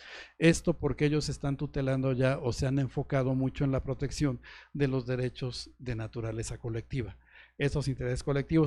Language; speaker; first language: Spanish; native; Spanish